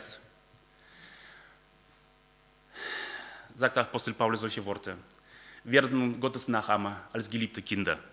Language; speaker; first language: German; early bilingual, other home language; Russian